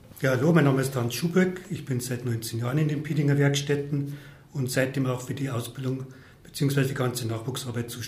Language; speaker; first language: German; native; German